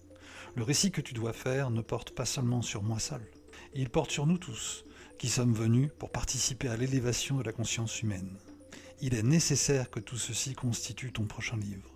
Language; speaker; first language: French; native; French